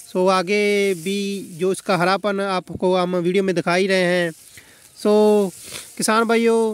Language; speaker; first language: Hindi; non-native, local second language; Punjabi